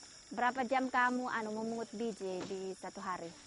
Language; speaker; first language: Indonesian; non-native, fluent; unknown